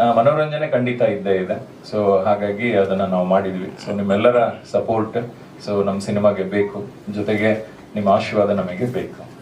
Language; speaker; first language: Kannada; non-native, local second language; Tulu